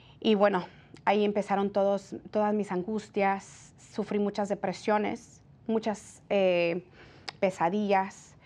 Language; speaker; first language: Spanish; early bilingual, heritage; Spanish